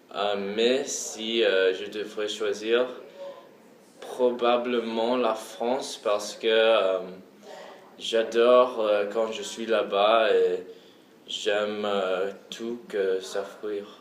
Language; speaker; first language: French; early bilingual, heritage; French